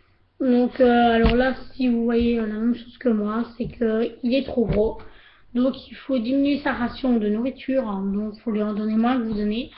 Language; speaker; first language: French; native; French